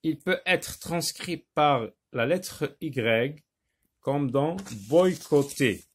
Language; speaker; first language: French; non-native, local second language; Arabic